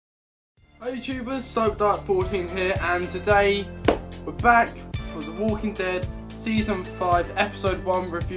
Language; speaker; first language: English; native; English